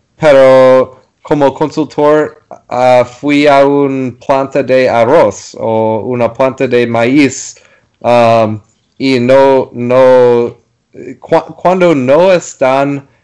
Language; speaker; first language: Spanish; non-native, learner; English